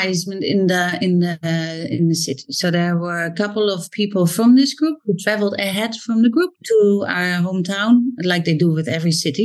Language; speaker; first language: English; non-native, fluent; Dutch